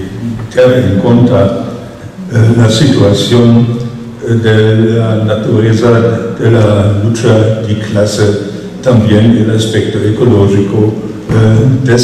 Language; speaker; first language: Spanish; non-native, fluent; German